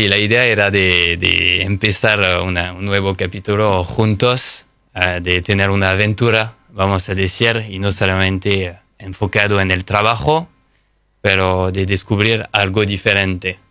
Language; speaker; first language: Spanish; non-native, fluent; French